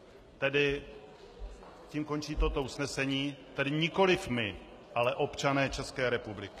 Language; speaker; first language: Czech; native; Czech